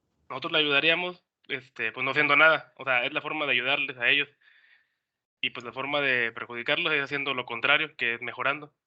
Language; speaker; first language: Spanish; native; Spanish